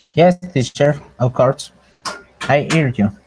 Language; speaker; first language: English; non-native, learner; Spanish